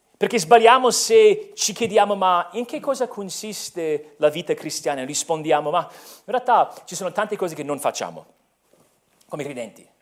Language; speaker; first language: Italian; non-native, fluent; English